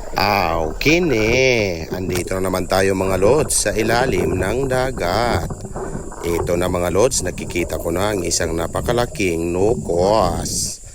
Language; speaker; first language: Filipino; non-native, local second language; Cebuano